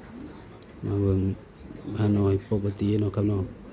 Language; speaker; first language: Thai; non-native, local second language; Lao